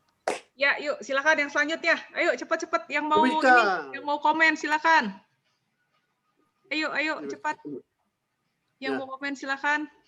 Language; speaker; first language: Indonesian; native; Indonesian